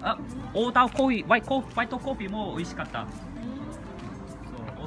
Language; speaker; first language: Japanese; non-native, learner; Malay